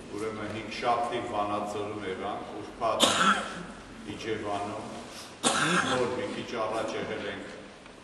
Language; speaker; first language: Armenian; native; Armenian